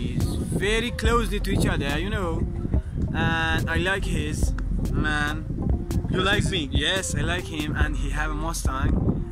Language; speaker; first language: English; non-native, learner; Persian